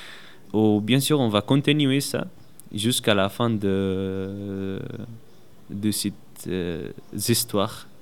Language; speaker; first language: French; non-native, learner; Arabic